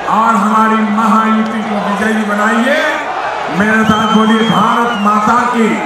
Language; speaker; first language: Hindi; non-native, local second language; Gujarati